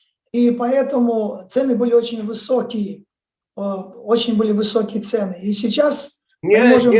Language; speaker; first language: Russian; native; Russian